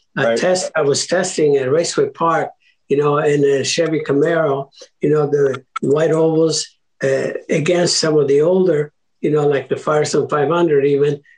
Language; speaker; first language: English; early bilingual, other home language; Italian